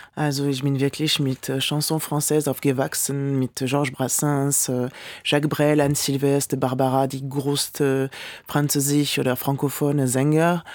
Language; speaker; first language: German; non-native, fluent; French